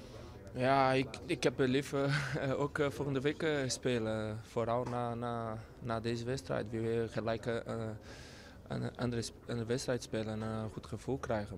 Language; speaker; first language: Dutch; non-native, learner; Portuguese